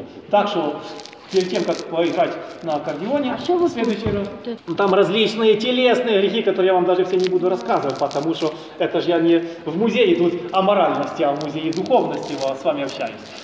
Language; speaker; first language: Russian; native; Russian